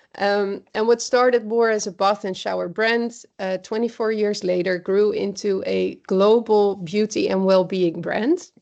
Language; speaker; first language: English; non-native, fluent; Dutch